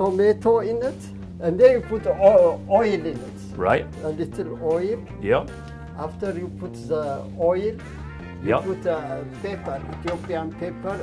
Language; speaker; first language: English; non-native, learner; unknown